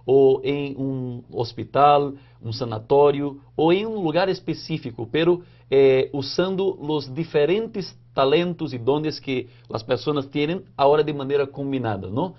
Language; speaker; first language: Spanish; non-native, fluent; Portuguese